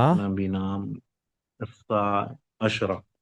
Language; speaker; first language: Arabic; non-native, learner; Urdu